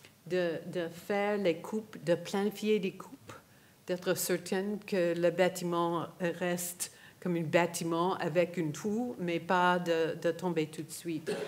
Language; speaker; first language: French; non-native, fluent; English